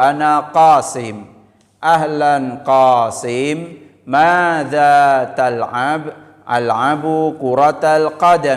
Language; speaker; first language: Arabic; non-native, fluent; Indonesian